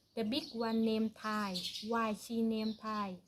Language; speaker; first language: English; non-native, learner; Thai